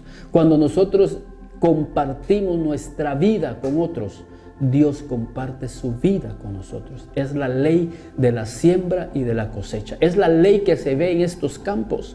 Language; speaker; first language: Spanish; native; Spanish